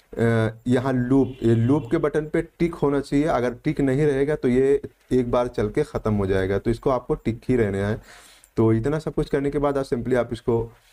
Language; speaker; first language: Hindi; native; Hindi